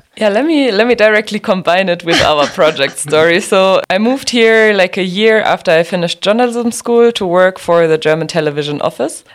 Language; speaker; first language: English; non-native, fluent; German